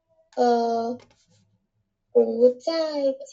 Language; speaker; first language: Chinese; non-native, learner; Vietnamese